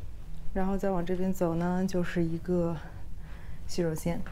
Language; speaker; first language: Chinese; native; Chinese